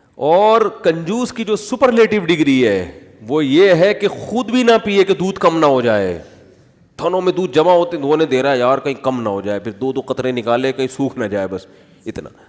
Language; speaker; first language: Urdu; native; Urdu